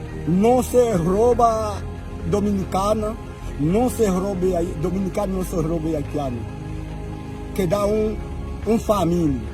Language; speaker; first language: Spanish; non-native, learner; Haitian Creole